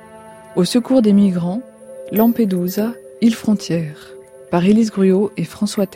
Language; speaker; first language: French; native; French